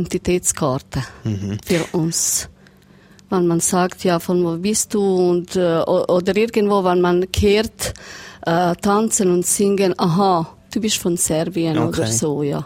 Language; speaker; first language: German; non-native, learner; Serbian